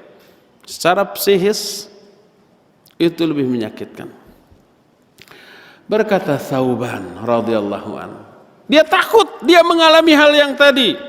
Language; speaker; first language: Indonesian; native; Indonesian